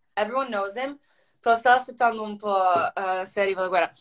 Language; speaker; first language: Italian; non-native, fluent; Croatian